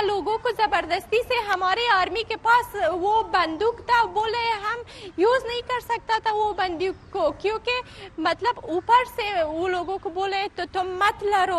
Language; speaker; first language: Hindi; non-native, fluent; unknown